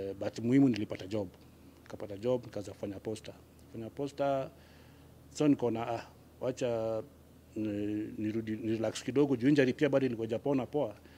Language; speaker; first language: Swahili; native; Swahili